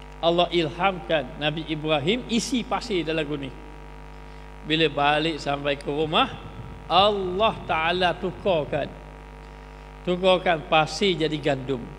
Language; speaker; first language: Malay; native; Malay